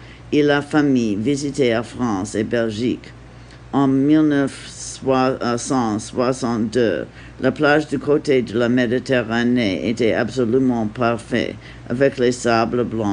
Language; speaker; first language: French; non-native, learner; English